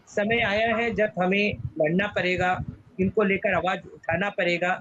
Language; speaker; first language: Hindi; non-native, local second language; Bangla